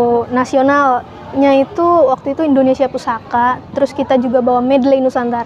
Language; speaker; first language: Indonesian; native; Indonesian